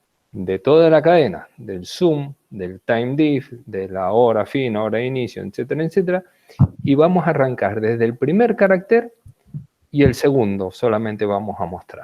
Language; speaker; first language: Spanish; native; Spanish